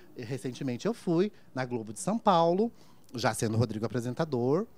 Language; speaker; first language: Portuguese; native; Portuguese